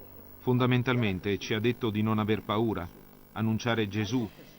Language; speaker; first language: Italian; non-native, fluent; Spanish